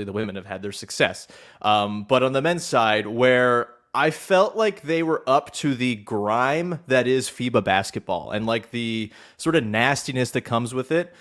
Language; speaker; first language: English; native; English